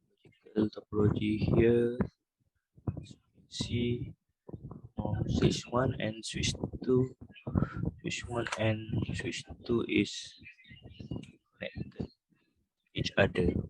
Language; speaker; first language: English; non-native, local second language; Malay